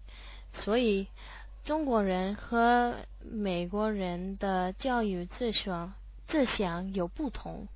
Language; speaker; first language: Chinese; non-native, learner; English